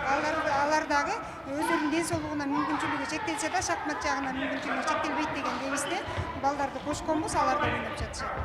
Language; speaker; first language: Kyrgyz; native; Kyrgyz